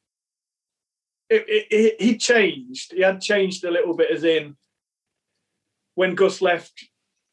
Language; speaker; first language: English; native; English